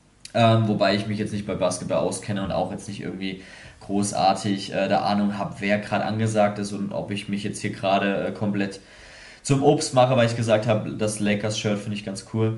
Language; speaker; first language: German; native; German